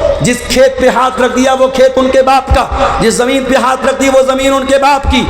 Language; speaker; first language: Urdu; native; Urdu